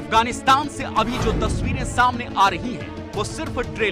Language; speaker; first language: Hindi; native; Hindi